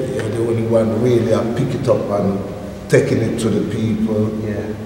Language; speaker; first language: English; native; English